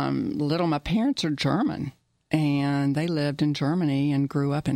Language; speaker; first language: English; early bilingual, other home language; German